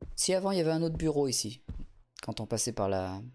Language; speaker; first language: French; native; French